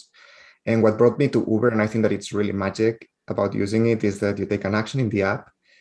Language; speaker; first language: English; non-native, fluent; Spanish